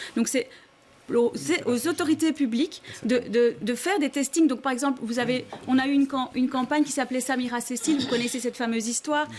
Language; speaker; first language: French; native; French